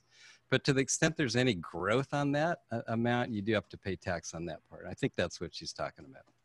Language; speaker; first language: English; native; English